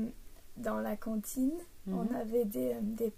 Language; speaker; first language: French; early bilingual, heritage; English